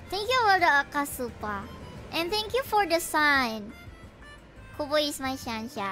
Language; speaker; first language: English; non-native, fluent; Indonesian